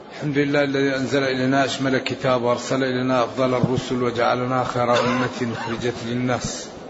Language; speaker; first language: Arabic; native; Arabic